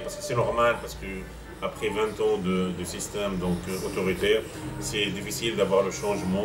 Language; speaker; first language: French; non-native, fluent; Arabic